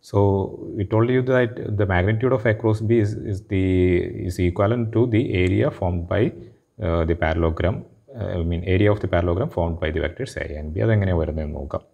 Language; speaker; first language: English; non-native, local second language; Malayalam